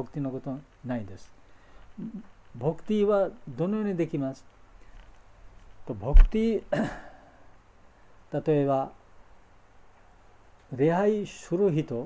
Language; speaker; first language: Japanese; non-native, fluent; Bangla